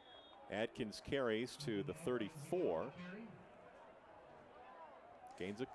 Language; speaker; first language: English; native; English